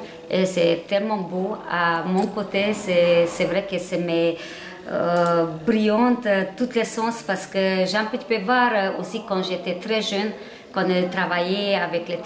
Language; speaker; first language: French; non-native, learner; Hungarian